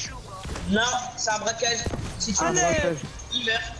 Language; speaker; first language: French; native; French